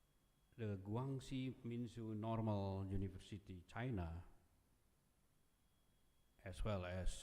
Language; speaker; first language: English; non-native, fluent; Indonesian